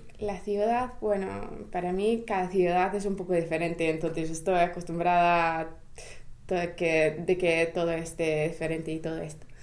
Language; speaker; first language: Spanish; non-native, fluent; English